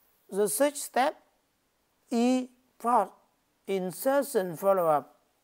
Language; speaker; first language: English; non-native, learner; Vietnamese